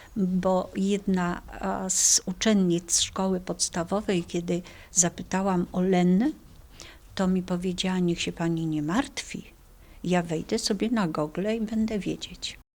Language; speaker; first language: Polish; native; Polish